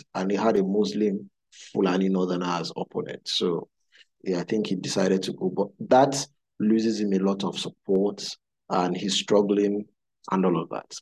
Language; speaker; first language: English; non-native, local second language; Yoruba